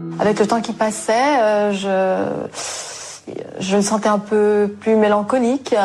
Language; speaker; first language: French; native; French